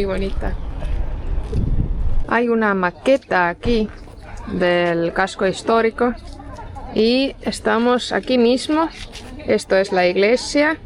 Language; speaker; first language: Spanish; non-native, fluent; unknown